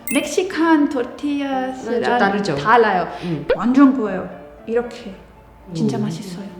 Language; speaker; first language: Korean; non-native, learner; Spanish